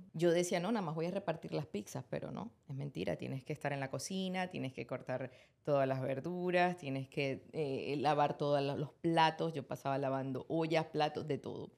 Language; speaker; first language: Spanish; native; Spanish